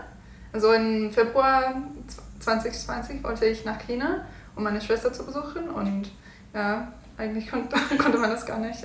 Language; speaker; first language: German; non-native, learner; English